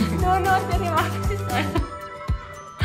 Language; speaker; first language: Indonesian; non-native, learner; English